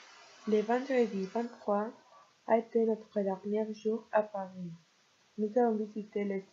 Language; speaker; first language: French; non-native, learner; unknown